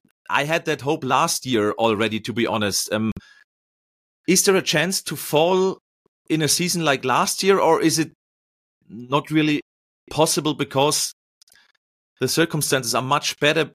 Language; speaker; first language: English; non-native, fluent; German